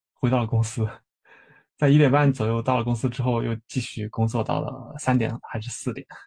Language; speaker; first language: Chinese; native; Chinese